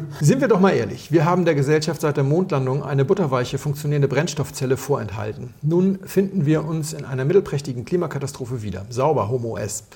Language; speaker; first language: German; native; German